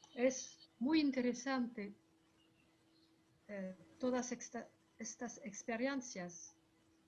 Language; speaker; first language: Spanish; non-native, fluent; French